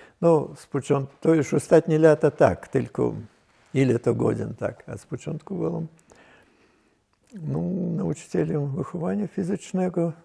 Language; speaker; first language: Polish; non-native, local second language; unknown